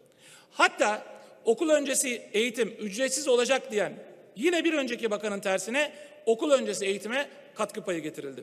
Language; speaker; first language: Turkish; native; Turkish